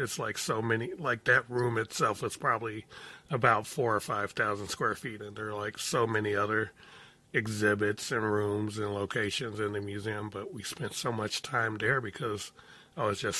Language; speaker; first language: English; native; English